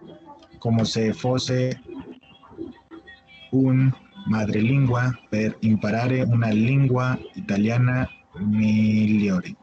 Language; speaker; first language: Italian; non-native, learner; Spanish